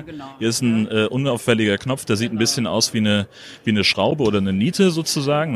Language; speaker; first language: German; native; German